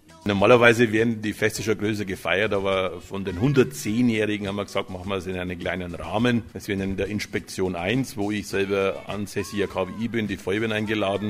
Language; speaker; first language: German; native; German